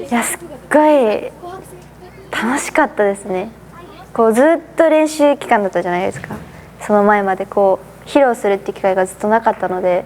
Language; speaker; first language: Japanese; native; Japanese